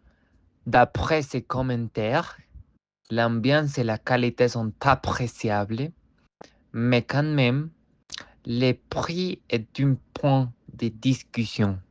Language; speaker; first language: French; non-native, learner; Spanish